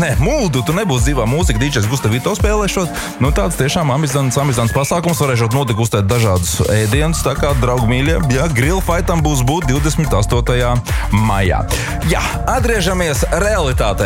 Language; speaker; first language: Latvian; native; Latvian